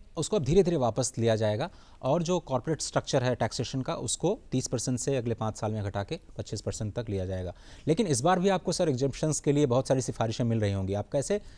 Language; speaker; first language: Hindi; native; Hindi